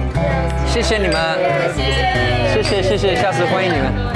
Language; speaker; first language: Chinese; non-native, fluent; Urdu